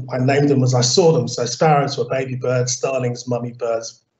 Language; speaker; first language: English; native; English